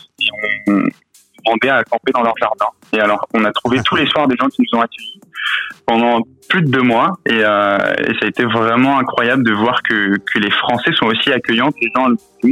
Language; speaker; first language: French; native; French